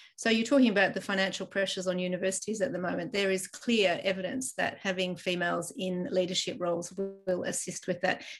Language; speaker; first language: English; native; English